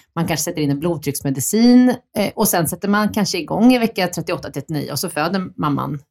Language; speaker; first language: Swedish; native; Swedish